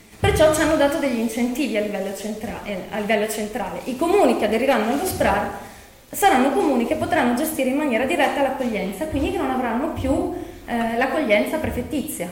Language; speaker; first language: Italian; native; Italian